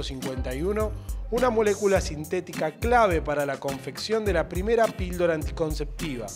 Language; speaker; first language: Spanish; native; Spanish